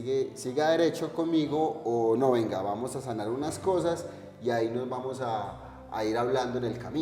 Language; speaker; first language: Spanish; native; Spanish